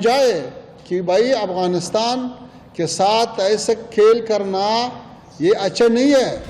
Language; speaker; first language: Hindi; non-native, fluent; Pashto